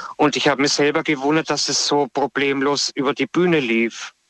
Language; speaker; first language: German; native; German